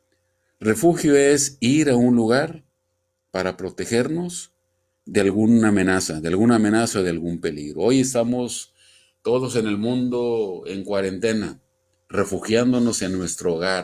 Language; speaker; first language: Spanish; native; Spanish